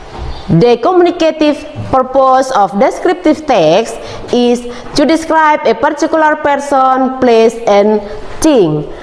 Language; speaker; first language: English; non-native, learner; Indonesian